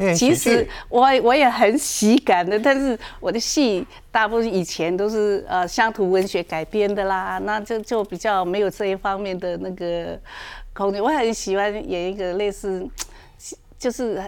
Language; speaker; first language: Chinese; native; Chinese